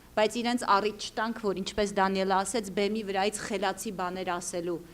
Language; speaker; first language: Armenian; early bilingual, heritage; Armenian